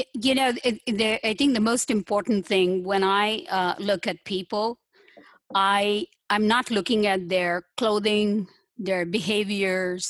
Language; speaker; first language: English; non-native, local second language; Tamil